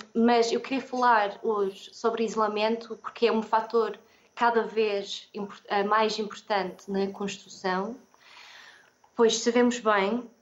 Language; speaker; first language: Portuguese; non-native, fluent; English